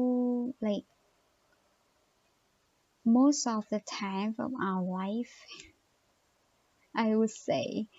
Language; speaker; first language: English; non-native, learner; Thai